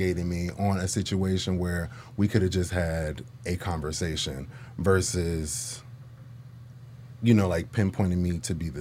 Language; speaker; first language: English; native; English